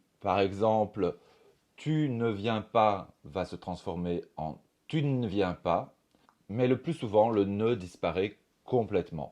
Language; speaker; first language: French; native; French